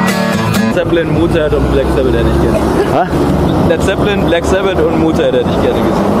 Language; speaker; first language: German; native; German